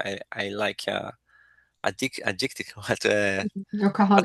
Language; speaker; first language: English; non-native, learner; Portuguese